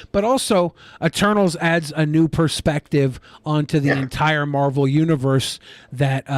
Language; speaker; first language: English; native; English